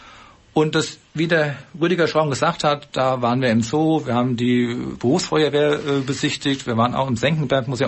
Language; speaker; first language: German; native; German